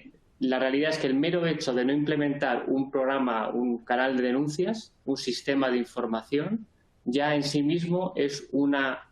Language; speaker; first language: Spanish; native; Spanish